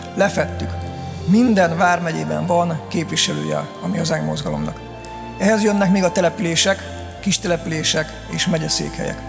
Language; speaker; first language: Hungarian; native; Hungarian